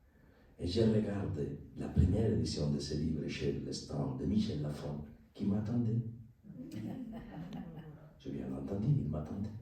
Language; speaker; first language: French; non-native, learner; Spanish